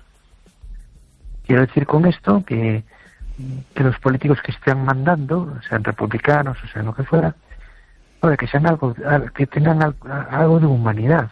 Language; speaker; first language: Spanish; native; Spanish